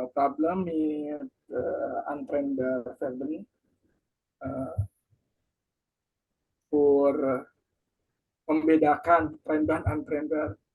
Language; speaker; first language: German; non-native, learner; Indonesian